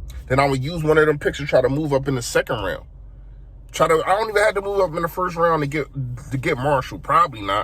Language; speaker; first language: English; native; English